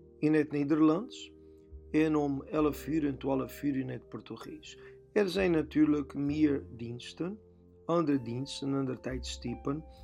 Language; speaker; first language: Dutch; non-native, fluent; Portuguese